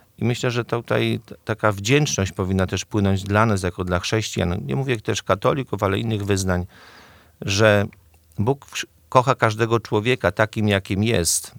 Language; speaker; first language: Polish; native; Polish